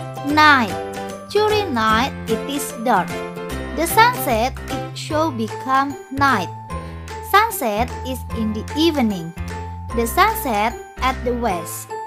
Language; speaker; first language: English; non-native, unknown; Indonesian